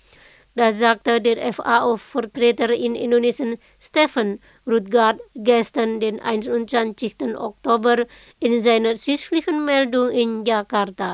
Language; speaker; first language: German; non-native, fluent; Indonesian